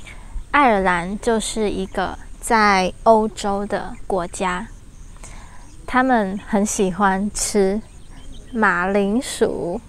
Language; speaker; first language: Chinese; non-native, learner; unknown